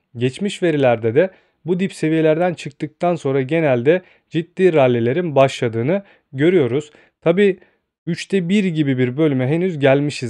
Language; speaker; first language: Turkish; native; Turkish